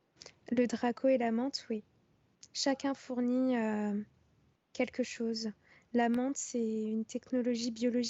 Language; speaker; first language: French; native; French